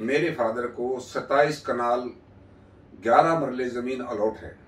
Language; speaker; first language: Hindi; native; Hindi